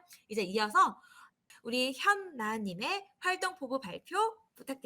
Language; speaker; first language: Korean; native; Korean